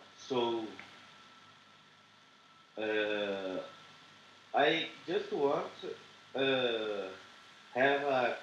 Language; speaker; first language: English; non-native, learner; Portuguese